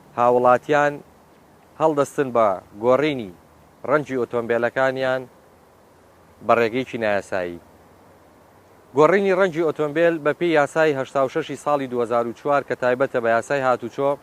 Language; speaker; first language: Central Kurdish; native; Central Kurdish